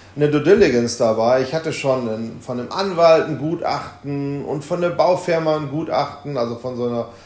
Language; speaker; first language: German; native; German